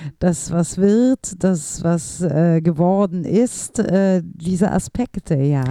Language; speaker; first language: German; native; German